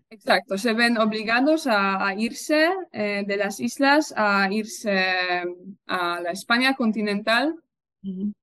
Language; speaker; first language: Spanish; non-native, fluent; Polish